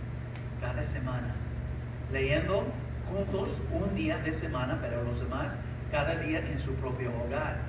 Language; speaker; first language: Spanish; early bilingual, heritage; English